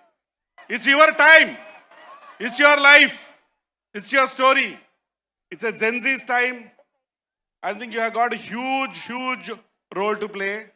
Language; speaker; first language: Telugu; native; Telugu